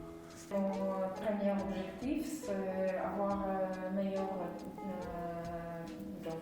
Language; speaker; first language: French; non-native, learner; Polish